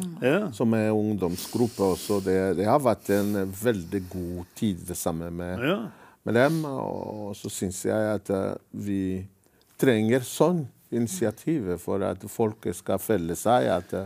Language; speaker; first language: Norwegian; non-native, fluent; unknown